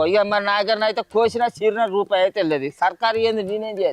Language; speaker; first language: Telugu; native; Telugu